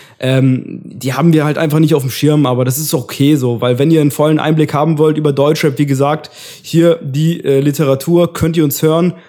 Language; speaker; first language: German; early bilingual, other home language; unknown